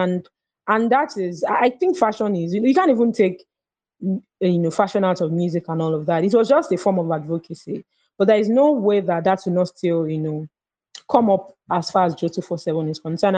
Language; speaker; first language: English; non-native, local second language; Yoruba